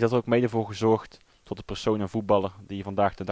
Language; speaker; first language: Dutch; native; Dutch